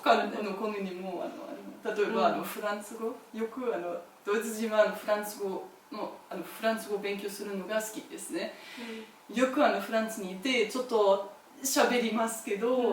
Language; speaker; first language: Japanese; non-native, learner; German